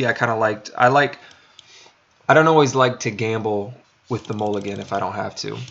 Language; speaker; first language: English; native; English